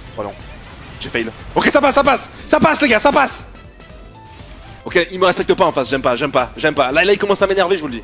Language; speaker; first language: French; native; French